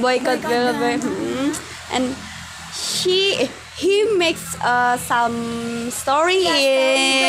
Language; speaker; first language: English; non-native, learner; Indonesian